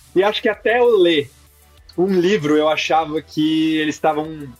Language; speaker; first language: Portuguese; native; Portuguese